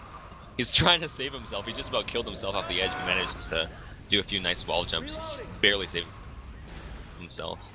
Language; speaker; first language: English; native; English